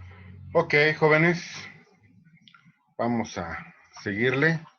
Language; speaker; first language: Spanish; native; Spanish